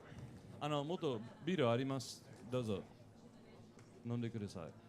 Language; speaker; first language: Japanese; non-native, learner; English